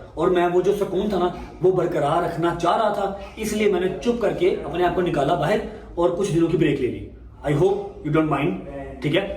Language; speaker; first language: Urdu; non-native, local second language; Punjabi